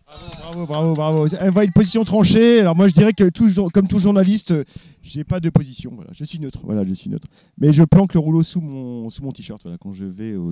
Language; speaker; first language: French; native; French